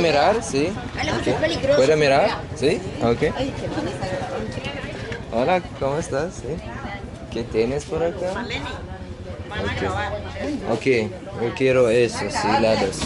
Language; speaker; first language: Spanish; non-native, learner; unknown